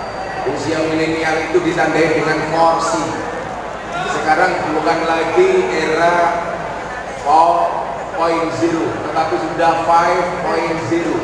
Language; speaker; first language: Indonesian; non-native, local second language; Javanese